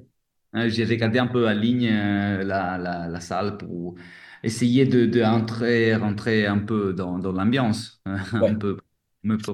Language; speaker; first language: French; non-native, fluent; Italian